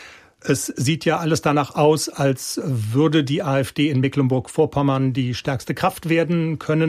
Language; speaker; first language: German; native; German